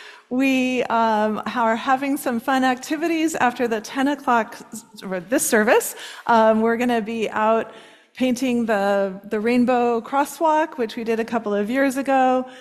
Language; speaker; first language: English; native; English